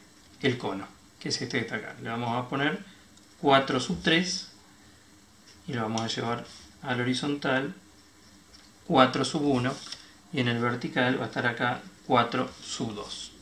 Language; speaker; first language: Spanish; native; Spanish